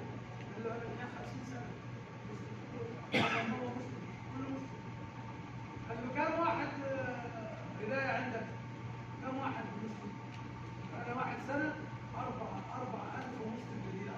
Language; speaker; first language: Arabic; non-native, learner; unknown